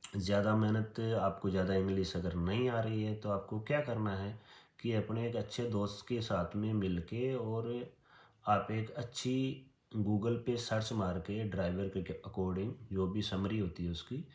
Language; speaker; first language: Hindi; native; Hindi